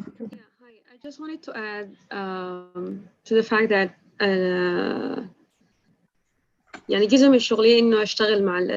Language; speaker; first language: Arabic; native; Arabic